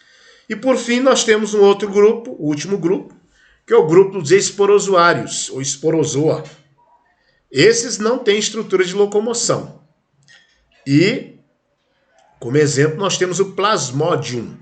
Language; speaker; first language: Portuguese; native; Portuguese